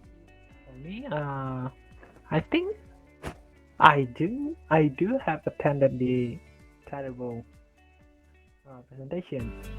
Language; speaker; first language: English; non-native, learner; Indonesian